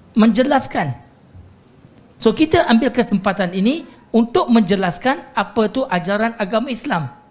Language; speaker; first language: Malay; non-native, local second language; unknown